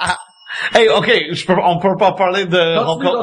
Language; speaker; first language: French; non-native, fluent; English